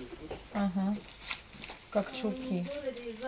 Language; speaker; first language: Russian; native; Russian